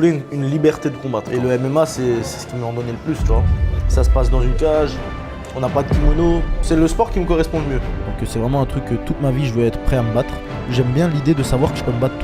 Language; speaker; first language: French; early bilingual, other home language; Chechen